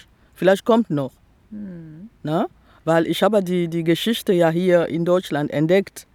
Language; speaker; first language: German; non-native, fluent; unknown